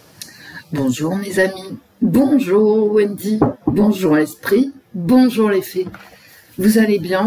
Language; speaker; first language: French; native; French